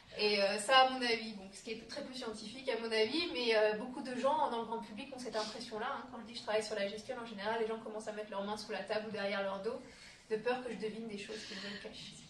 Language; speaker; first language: French; native; French